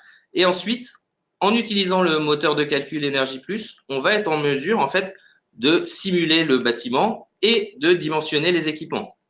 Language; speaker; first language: French; native; French